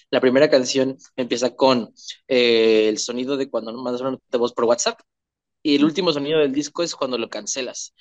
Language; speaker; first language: Spanish; native; Spanish